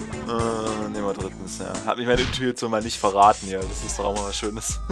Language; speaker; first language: German; native; German